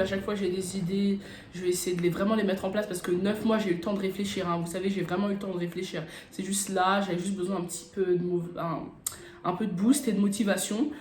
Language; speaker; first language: French; native; French